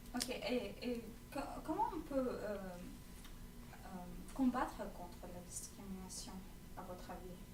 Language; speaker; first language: French; non-native, fluent; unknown